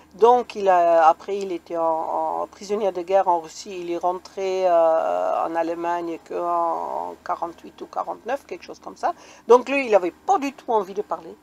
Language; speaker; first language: French; non-native, fluent; German